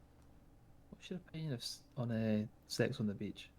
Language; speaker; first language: English; native; English